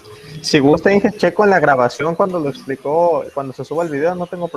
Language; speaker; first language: Spanish; native; Spanish